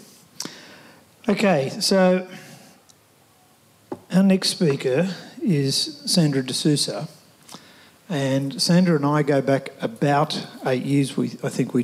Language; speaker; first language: English; native; English